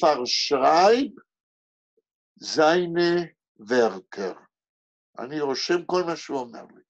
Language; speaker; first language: Hebrew; native; Hebrew